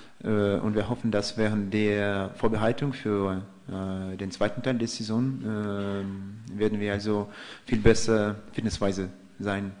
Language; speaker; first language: German; non-native, fluent; Russian